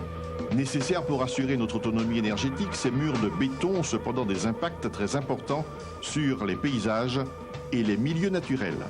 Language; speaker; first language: French; native; French